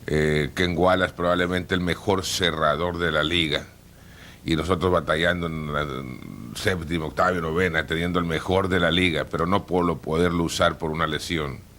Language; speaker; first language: Spanish; native; Spanish